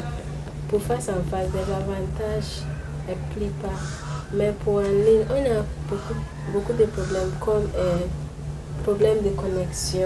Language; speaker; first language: French; non-native, learner; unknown